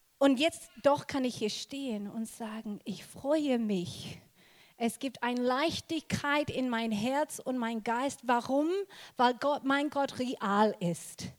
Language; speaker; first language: German; non-native, fluent; English